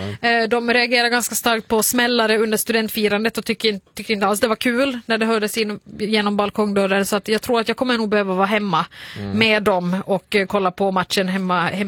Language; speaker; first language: Swedish; native; Swedish